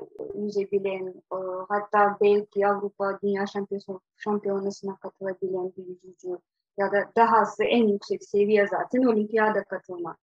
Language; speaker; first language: Turkish; non-native, fluent; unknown